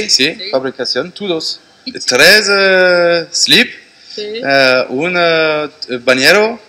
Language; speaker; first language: Spanish; non-native, learner; French